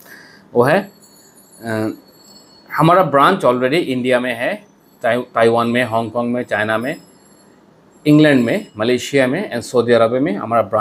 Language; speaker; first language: Hindi; non-native, fluent; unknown